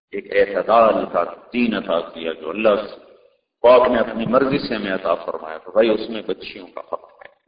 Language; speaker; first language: Urdu; non-native, local second language; Punjabi